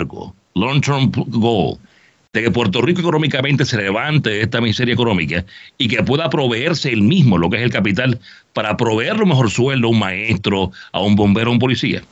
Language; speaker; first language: Spanish; native; Spanish